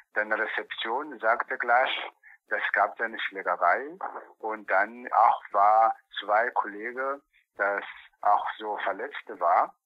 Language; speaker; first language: German; non-native, learner; Portuguese